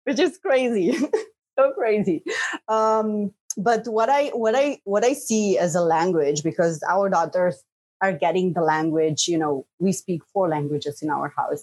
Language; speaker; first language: English; non-native, fluent; Bosnian